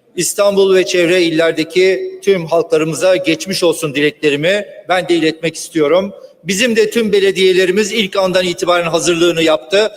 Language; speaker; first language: Turkish; native; Turkish